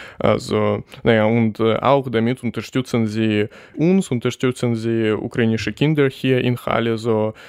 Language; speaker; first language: German; non-native, learner; Ukrainian